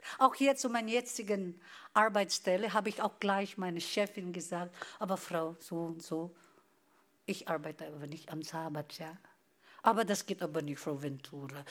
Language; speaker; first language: German; non-native, fluent; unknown